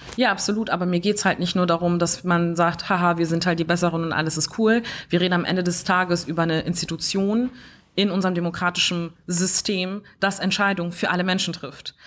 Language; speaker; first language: German; early bilingual, other home language; French